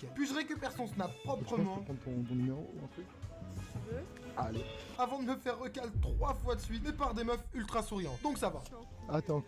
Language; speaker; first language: French; native; French